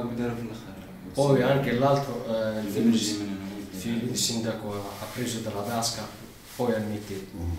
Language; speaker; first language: Italian; non-native, learner; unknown